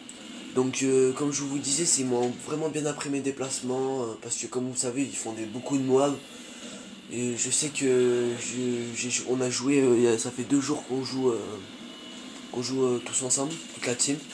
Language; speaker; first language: French; native; French